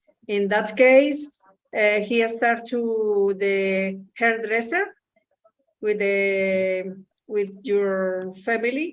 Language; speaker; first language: English; non-native, learner; Spanish